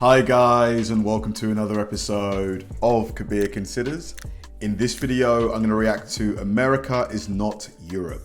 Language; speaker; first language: English; native; English